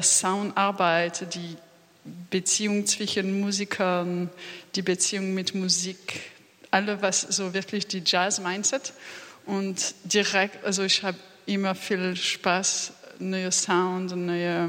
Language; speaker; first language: German; non-native, fluent; French